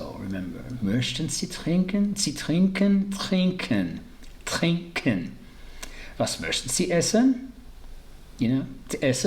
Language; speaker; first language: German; early bilingual, heritage; English